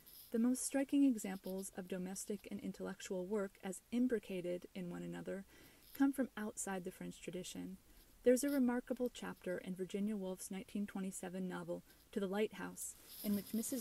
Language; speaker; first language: English; native; English